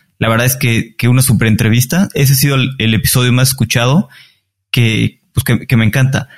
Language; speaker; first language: Spanish; native; Spanish